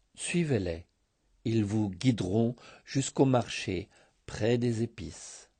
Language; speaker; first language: French; early bilingual, heritage; Greek